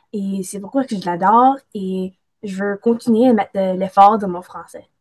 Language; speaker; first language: French; non-native, local second language; English